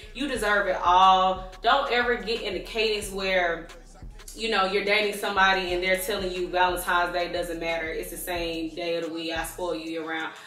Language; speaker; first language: English; native; English